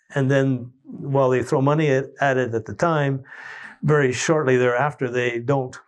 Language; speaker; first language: English; native; English